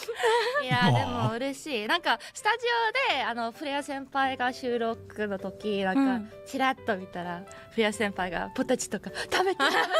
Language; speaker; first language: Japanese; non-native, fluent; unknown